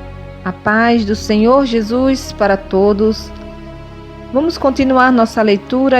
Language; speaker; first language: Portuguese; native; Portuguese